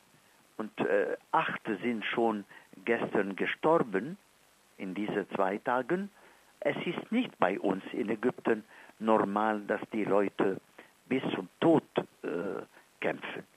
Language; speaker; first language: German; non-native, fluent; Arabic